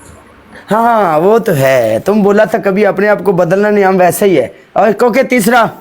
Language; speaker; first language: Hindi; non-native, fluent; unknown